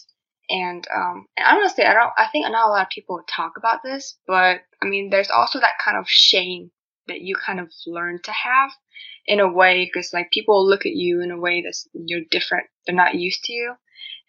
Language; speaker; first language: English; non-native, fluent; Vietnamese